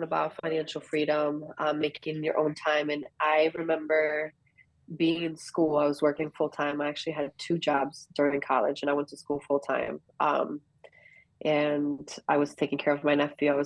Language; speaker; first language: English; early bilingual, other home language; Greek